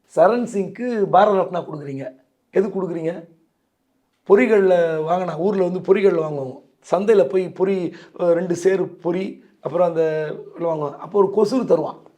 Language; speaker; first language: Tamil; native; Tamil